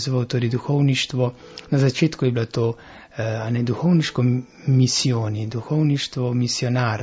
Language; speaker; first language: Slovenian; early bilingual, heritage; Slovenian